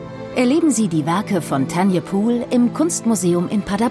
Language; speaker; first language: German; native; German